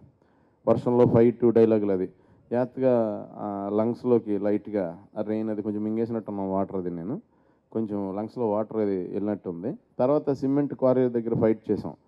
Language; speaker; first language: Telugu; native; Telugu